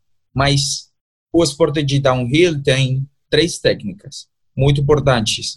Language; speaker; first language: Portuguese; non-native, learner; Spanish